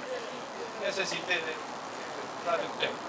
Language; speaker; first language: French; non-native, learner; Spanish